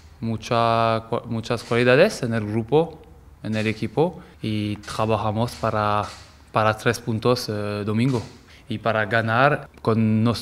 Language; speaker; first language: Spanish; non-native, learner; French